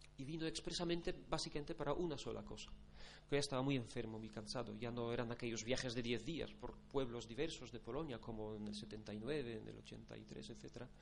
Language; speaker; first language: Spanish; non-native, fluent; Polish